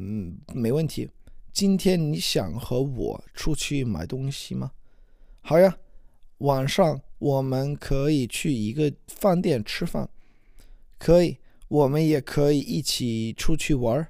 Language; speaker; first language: Chinese; non-native, learner; English